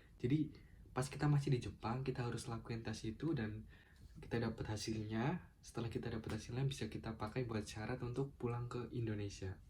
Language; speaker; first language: Indonesian; native; Indonesian